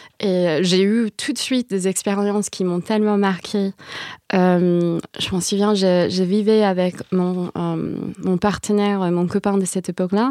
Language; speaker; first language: French; non-native, fluent; English